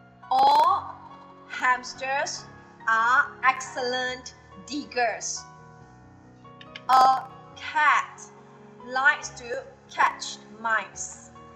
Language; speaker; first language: English; non-native, local second language; Chinese